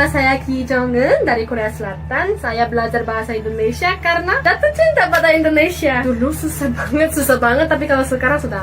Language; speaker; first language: Indonesian; non-native, fluent; Korean